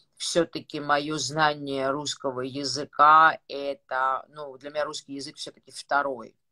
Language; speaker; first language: Russian; non-native, fluent; Georgian